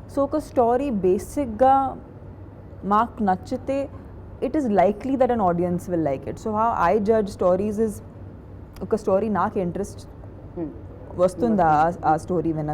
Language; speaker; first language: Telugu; non-native, fluent; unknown